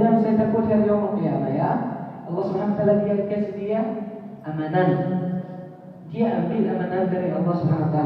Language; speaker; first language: Indonesian; non-native, fluent; Arabic